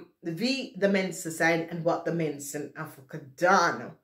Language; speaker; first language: Dutch; non-native, fluent; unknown